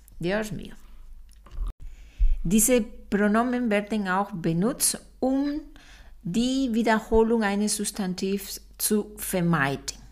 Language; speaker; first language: German; non-native, fluent; Spanish